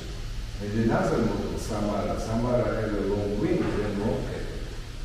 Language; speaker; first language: English; non-native, learner; Georgian